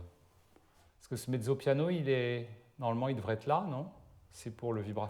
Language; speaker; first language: French; native; French